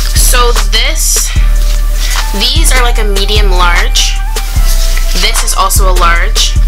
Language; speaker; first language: English; native; English